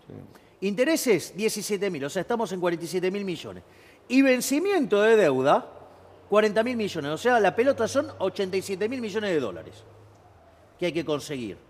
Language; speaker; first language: Spanish; native; Spanish